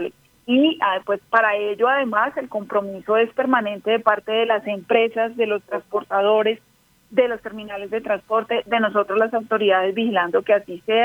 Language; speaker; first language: Spanish; native; Spanish